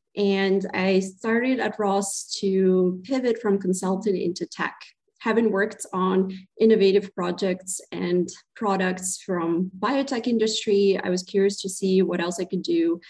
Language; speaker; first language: English; non-native, fluent; Ukrainian